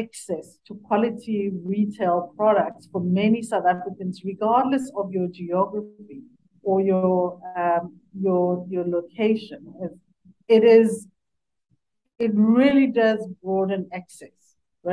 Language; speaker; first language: English; non-native, local second language; Northern Sotho